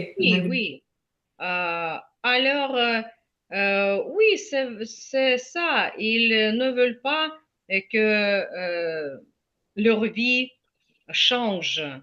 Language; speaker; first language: French; non-native, fluent; Ukrainian